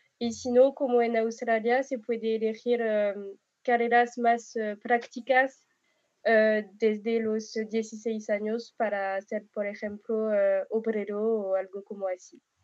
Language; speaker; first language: Spanish; non-native, learner; French